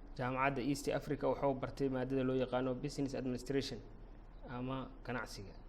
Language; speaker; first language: Somali; native; Somali